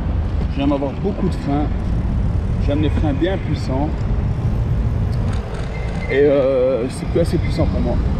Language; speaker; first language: French; native; French